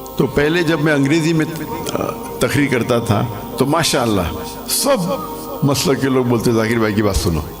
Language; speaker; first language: Urdu; non-native, local second language; English